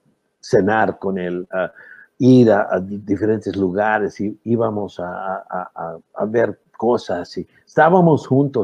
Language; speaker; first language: Spanish; early bilingual, heritage; Spanish